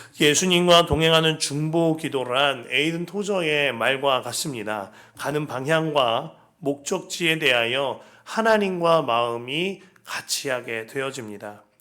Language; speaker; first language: Korean; native; Korean